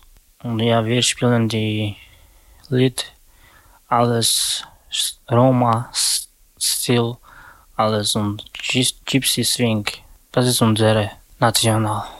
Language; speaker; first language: German; non-native, learner; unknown